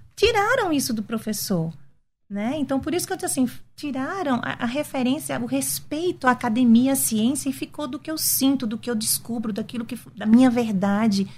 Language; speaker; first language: Portuguese; native; Portuguese